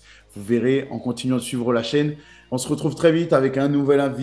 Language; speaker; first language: French; native; French